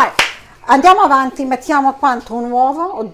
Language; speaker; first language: Italian; early bilingual, heritage; Italian